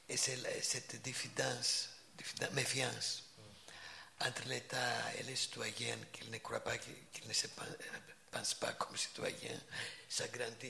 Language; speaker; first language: French; non-native, fluent; Greek